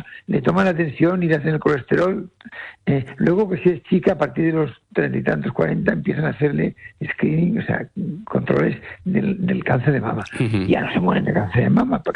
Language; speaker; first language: Spanish; native; Spanish